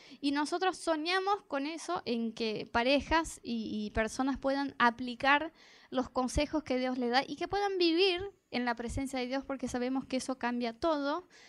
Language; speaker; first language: Spanish; non-native, fluent; Portuguese